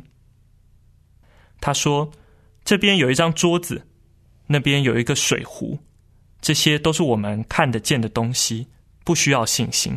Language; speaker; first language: Chinese; native; Chinese